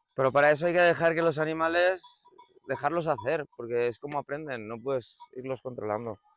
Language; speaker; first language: Spanish; native; Spanish